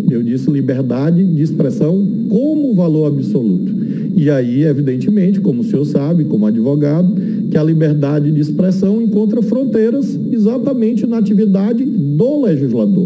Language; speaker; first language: Portuguese; native; Portuguese